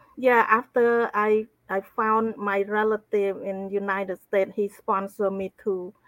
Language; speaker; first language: English; non-native, fluent; Khmer